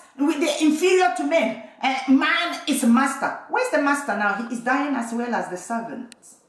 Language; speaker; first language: English; non-native, local second language; Igbo